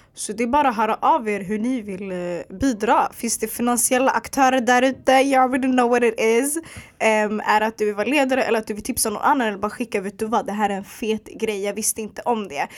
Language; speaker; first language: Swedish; early bilingual, other home language; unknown